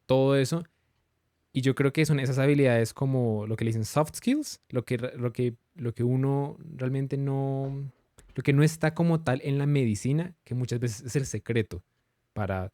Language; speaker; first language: Spanish; native; Spanish